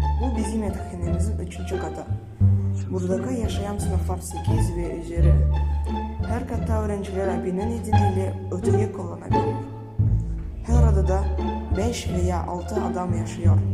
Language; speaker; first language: Turkish; non-native, learner; Kazakh